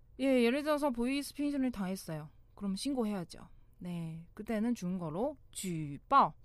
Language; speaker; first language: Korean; non-native, fluent; Chinese